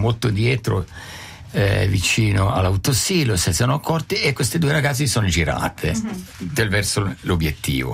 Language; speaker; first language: Italian; native; Italian